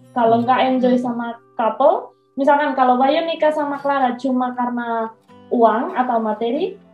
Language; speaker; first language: Indonesian; non-native, fluent; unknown